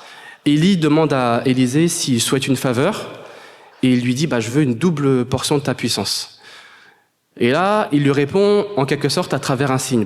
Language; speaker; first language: French; native; French